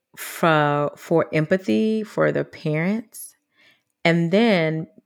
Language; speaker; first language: English; native; English